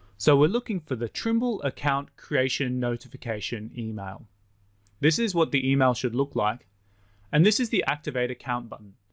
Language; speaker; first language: English; native; English